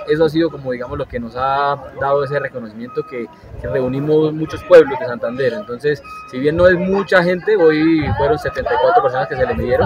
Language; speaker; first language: Spanish; native; Spanish